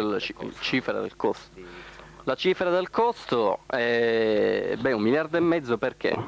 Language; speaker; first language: Italian; native; Italian